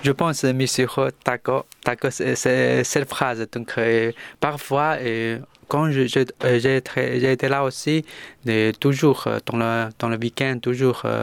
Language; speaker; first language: French; non-native, learner; Chinese